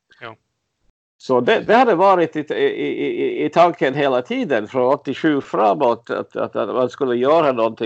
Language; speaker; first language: Swedish; early bilingual, other home language; Latvian